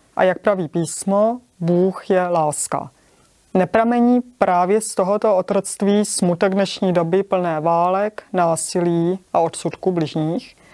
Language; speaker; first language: Czech; native; Czech